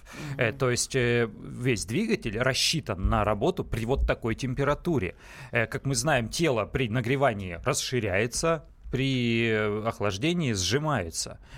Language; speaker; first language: Russian; native; Russian